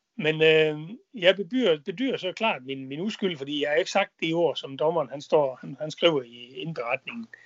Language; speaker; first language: Danish; native; Danish